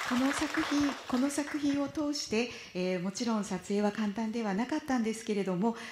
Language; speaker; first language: Japanese; native; Japanese